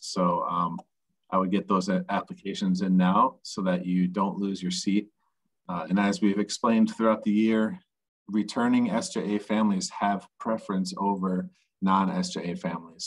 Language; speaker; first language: English; native; English